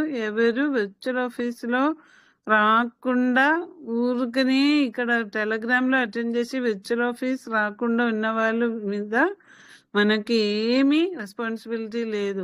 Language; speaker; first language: Telugu; non-native, local second language; Hindi